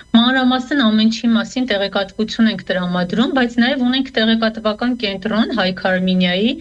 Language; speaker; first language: Armenian; native; Armenian